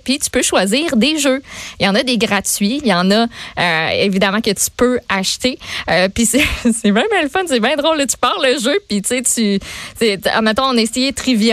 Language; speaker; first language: French; native; French